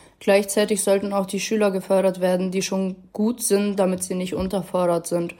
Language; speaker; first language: German; early bilingual, other home language; Arabic